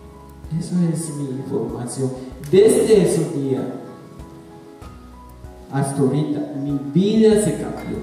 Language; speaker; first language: Spanish; non-native, learner; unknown